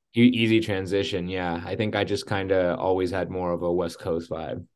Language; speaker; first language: English; early bilingual, other home language; Spanish